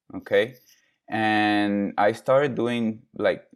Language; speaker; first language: English; non-native, fluent; Spanish